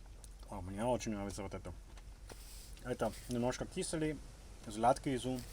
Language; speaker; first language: Russian; non-native, learner; Italian